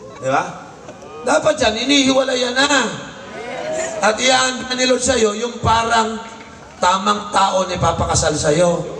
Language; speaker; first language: Filipino; native; Filipino